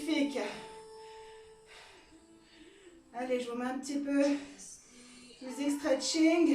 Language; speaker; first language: French; native; French